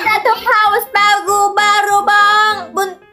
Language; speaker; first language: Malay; non-native, learner; Vietnamese